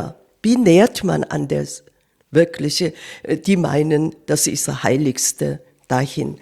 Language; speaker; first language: German; non-native, fluent; Korean